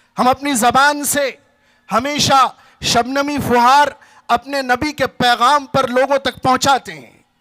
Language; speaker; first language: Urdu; native; Urdu